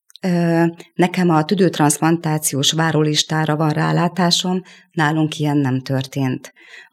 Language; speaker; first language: Hungarian; native; Hungarian